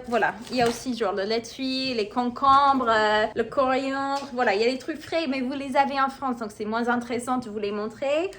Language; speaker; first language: French; non-native, fluent; English